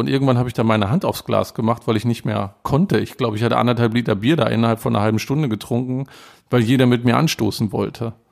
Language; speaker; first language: German; native; German